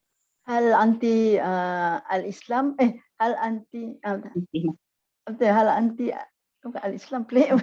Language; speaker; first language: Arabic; non-native, learner; Malay